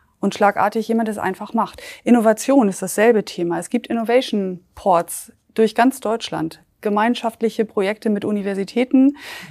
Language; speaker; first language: German; native; German